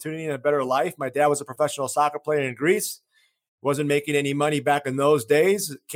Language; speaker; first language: English; early bilingual, other home language; Greek